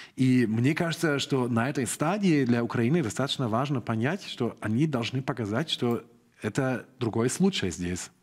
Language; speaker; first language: Russian; non-native, fluent; German